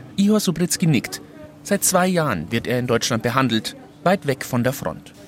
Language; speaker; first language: German; native; German